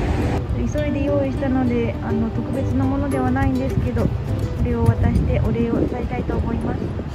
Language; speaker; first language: Japanese; native; Japanese